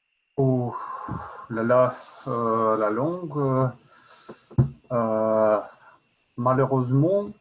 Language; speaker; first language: French; non-native, learner; Russian